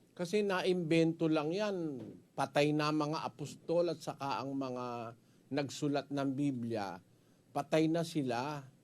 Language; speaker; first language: Filipino; native; Filipino